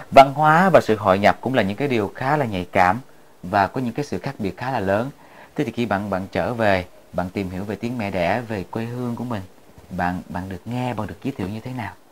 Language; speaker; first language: Vietnamese; native; Vietnamese